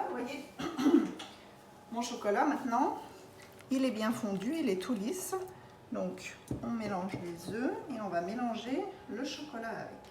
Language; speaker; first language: French; native; French